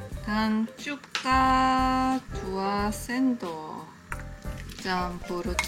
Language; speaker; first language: Indonesian; non-native, fluent; Korean